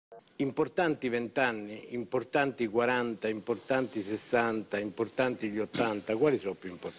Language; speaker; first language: Italian; native; Italian